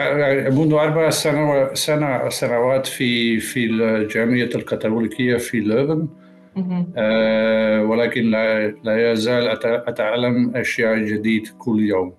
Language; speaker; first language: Arabic; non-native, learner; Dutch